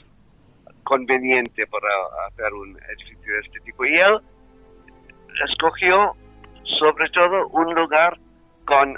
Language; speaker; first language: Spanish; non-native, fluent; English